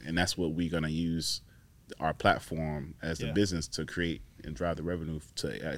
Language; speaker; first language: English; native; English